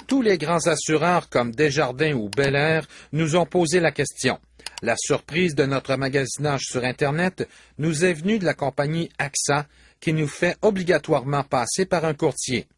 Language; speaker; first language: French; native; French